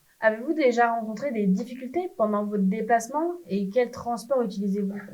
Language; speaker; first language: French; native; French